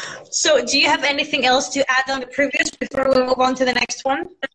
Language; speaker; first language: English; non-native, fluent; Greek